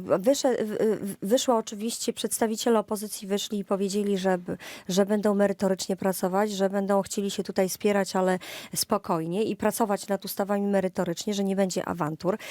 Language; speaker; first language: Polish; native; Polish